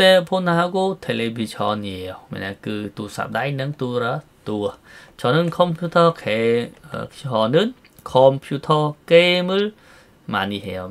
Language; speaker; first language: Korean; non-native, fluent; Khmer